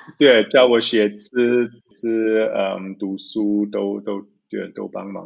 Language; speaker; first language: Chinese; early bilingual, heritage; Chinese